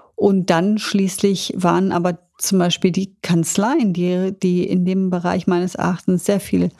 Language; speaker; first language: German; native; German